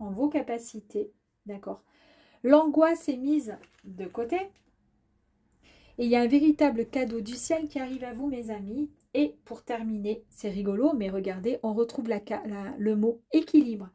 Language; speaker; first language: French; native; French